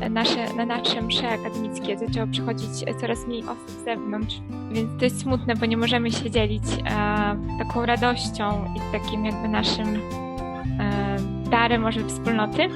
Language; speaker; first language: Polish; early bilingual, heritage; Polish